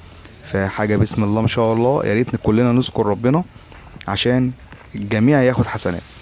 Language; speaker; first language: Arabic; native; Arabic